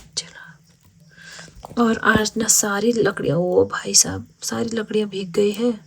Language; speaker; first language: Hindi; non-native, local second language; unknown